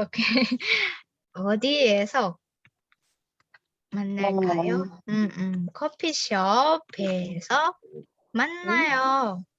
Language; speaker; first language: Korean; non-native, fluent; Indonesian